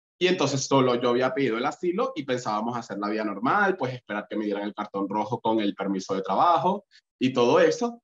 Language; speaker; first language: Spanish; native; Spanish